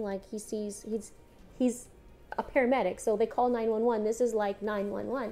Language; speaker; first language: English; native; English